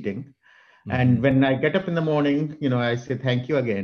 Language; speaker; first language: English; non-native, local second language; Hindi